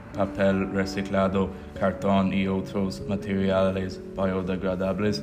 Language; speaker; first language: Spanish; non-native, learner; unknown